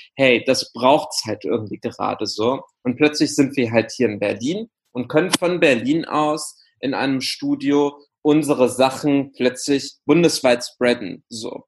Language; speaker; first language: German; early bilingual, other home language; Arabic